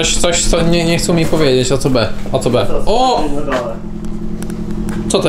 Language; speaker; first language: Polish; native; Polish